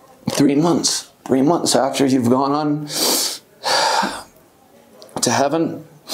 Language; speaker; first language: English; native; English